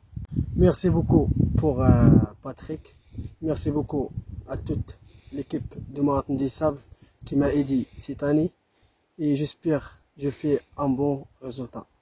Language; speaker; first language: French; non-native, local second language; Arabic